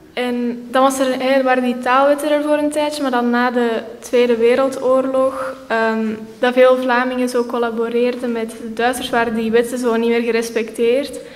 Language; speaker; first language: Dutch; native; Dutch